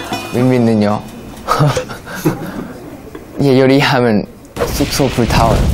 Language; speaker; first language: Korean; non-native, learner; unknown